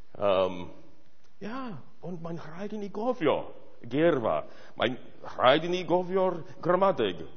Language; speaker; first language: Welsh; non-native, fluent; English